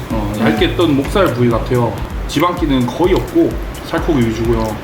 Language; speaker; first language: Korean; native; Korean